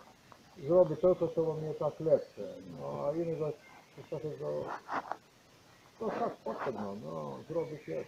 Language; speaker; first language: Polish; non-native, learner; Croatian